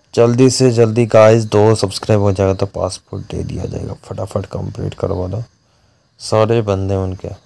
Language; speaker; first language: Hindi; non-native, local second language; Bangla